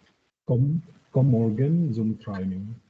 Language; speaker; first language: German; non-native, learner; Indonesian